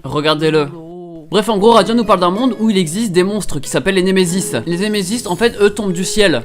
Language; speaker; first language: French; native; French